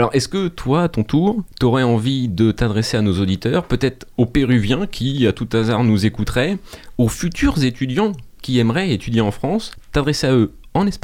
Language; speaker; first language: French; native; French